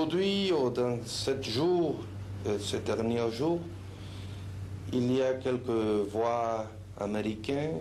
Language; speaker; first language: French; non-native, learner; Spanish